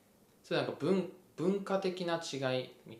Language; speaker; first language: Japanese; native; Japanese